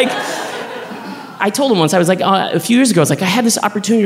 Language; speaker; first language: English; native; English